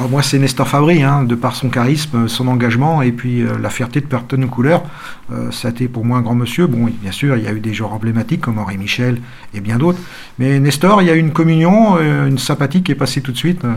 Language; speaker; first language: French; native; French